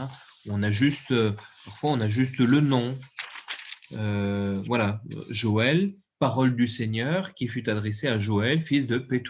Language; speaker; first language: French; native; French